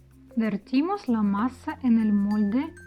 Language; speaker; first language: Spanish; non-native, fluent; Russian